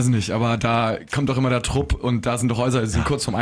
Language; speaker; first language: German; native; German